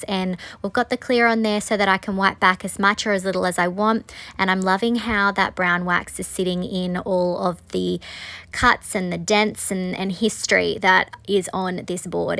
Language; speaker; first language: English; native; English